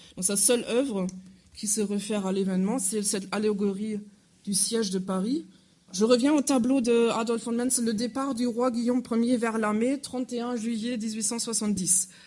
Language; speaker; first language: French; non-native, fluent; German